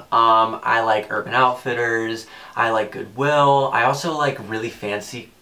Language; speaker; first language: English; native; English